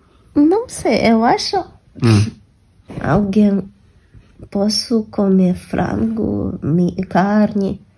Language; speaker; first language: Portuguese; non-native, learner; Russian